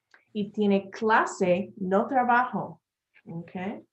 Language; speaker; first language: Spanish; non-native, learner; English